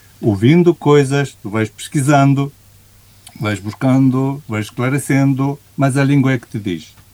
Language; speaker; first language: Portuguese; non-native, fluent; Romanian